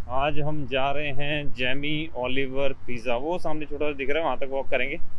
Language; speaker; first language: Hindi; native; Hindi